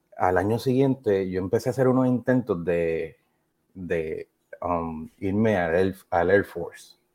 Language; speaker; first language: Spanish; native; Spanish